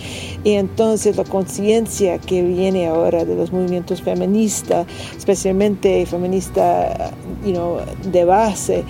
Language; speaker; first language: Spanish; non-native, learner; English